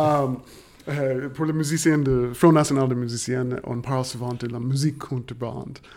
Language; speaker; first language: French; non-native, fluent; English